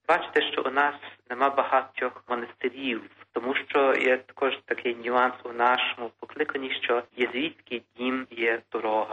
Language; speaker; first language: Ukrainian; early bilingual, heritage; Ukrainian